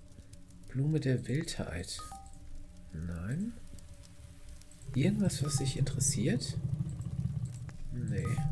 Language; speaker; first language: German; native; German